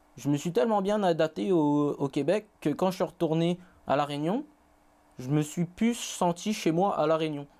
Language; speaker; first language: French; native; French